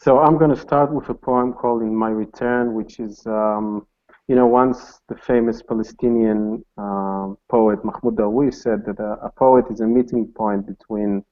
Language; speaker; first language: English; non-native, fluent; Hebrew